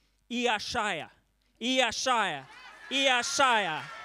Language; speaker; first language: English; non-native, learner; Ukrainian